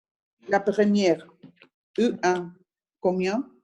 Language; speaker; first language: French; non-native, learner; Spanish